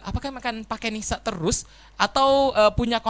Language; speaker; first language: Indonesian; native; Indonesian